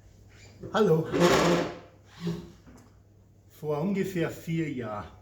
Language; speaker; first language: German; non-native, learner; English